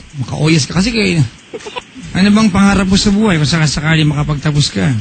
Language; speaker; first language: Filipino; native; Filipino